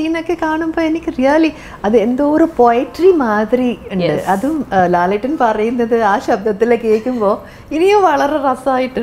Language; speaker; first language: Malayalam; non-native, fluent; Tamil